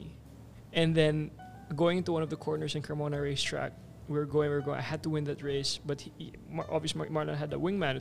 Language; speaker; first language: English; non-native, local second language; Cebuano